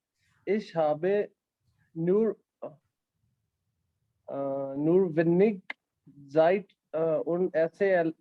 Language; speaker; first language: German; non-native, learner; Hindi